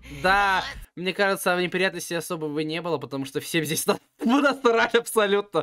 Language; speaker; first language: Russian; native; Russian